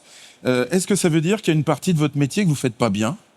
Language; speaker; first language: French; native; French